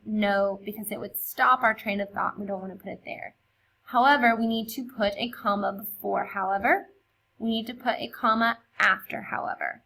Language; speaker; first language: English; native; English